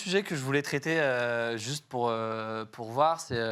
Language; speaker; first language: French; native; French